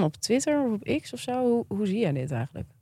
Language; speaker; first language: Dutch; native; Dutch